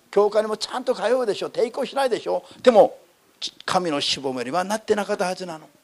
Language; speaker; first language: Japanese; non-native, fluent; Korean